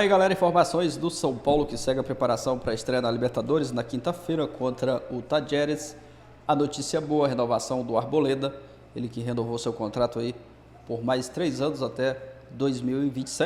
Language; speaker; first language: Portuguese; native; Portuguese